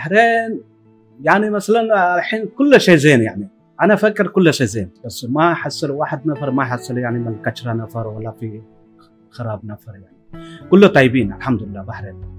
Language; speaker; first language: Arabic; non-native, learner; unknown